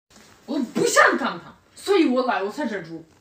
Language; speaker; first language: Chinese; non-native, learner; Russian